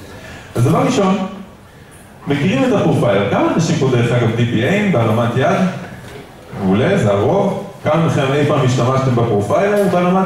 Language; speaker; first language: Hebrew; native; Hebrew